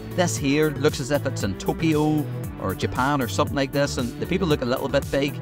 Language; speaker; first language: English; native; English